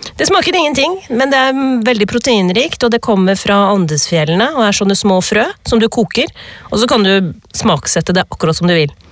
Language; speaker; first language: Norwegian; early bilingual, other home language; Urdu